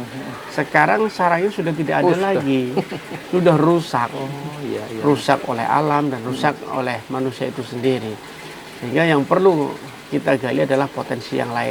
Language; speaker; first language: Indonesian; native; Indonesian